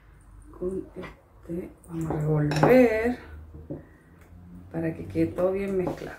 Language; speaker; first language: Spanish; native; Spanish